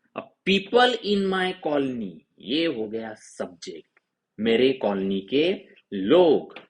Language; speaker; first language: Hindi; non-native, local second language; Marathi